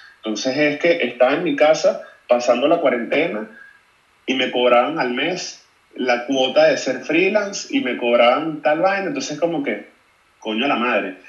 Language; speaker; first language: Spanish; native; Spanish